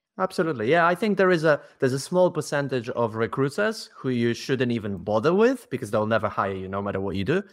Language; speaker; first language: English; non-native, fluent; Polish